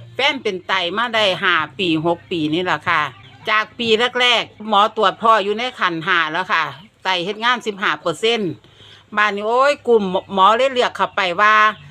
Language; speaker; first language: Thai; non-native, local second language; Northeastern Thai